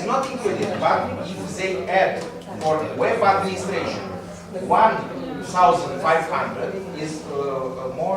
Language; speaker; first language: English; non-native, learner; Romanian